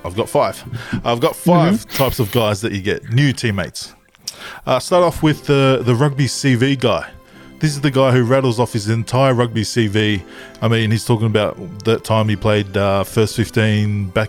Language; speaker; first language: English; non-native, local second language; Tongan